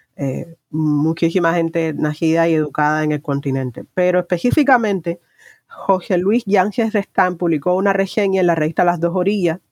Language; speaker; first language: Spanish; native; Spanish